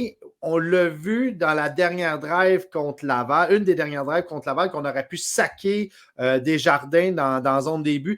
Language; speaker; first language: French; native; French